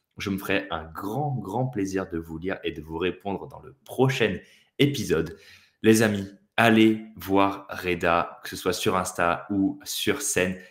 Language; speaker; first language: French; native; French